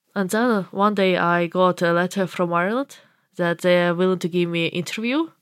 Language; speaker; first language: English; non-native, fluent; Ukrainian